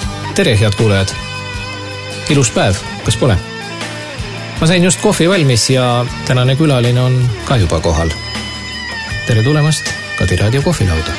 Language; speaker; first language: Estonian; native; Estonian